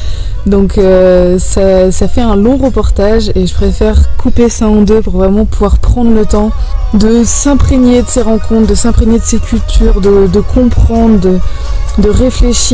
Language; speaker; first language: French; native; French